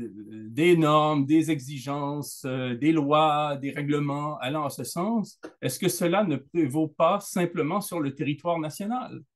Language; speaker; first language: French; native; French